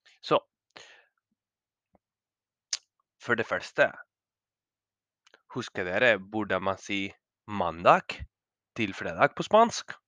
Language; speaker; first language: Norwegian; non-native, fluent; Spanish